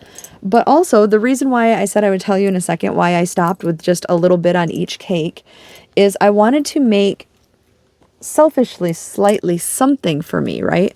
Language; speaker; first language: English; native; English